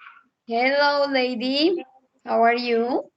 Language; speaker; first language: English; non-native, fluent; Spanish